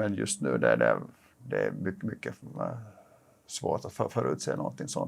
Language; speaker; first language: Swedish; non-native, local second language; Finnish